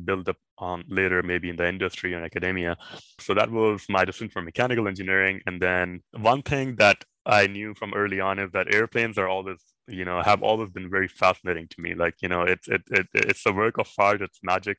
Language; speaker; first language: English; non-native, local second language; Urdu